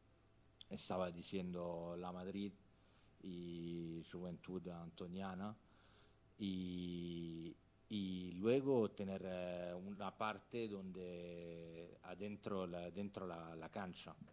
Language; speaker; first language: Spanish; non-native, fluent; Italian